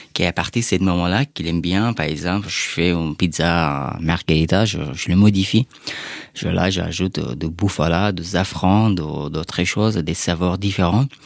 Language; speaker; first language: French; non-native, fluent; Persian